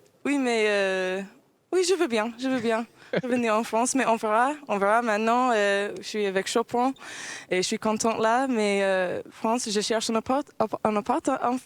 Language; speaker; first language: French; early bilingual, heritage; English